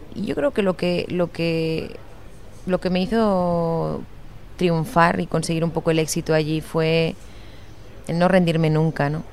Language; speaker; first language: Spanish; native; Spanish